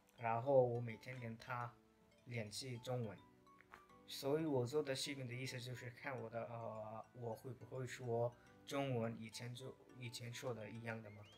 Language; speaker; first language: Chinese; non-native, fluent; Bangla